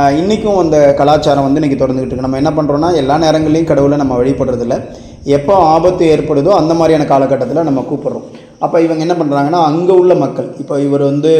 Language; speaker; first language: Tamil; native; Tamil